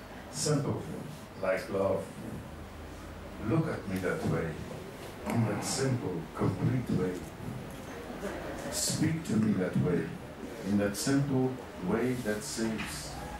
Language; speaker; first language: English; non-native, fluent; Dutch